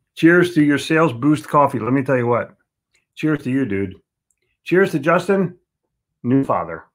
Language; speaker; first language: English; native; English